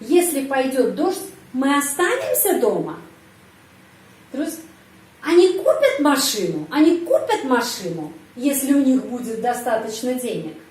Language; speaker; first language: Russian; non-native, fluent; Indonesian